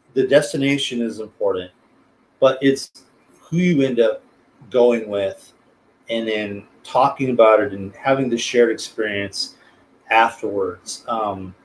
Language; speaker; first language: English; native; English